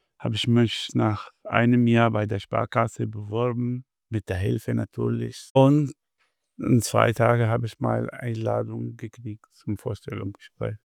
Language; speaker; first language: German; non-native, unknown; Arabic